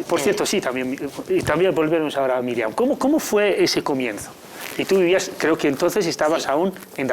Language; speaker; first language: Spanish; native; Spanish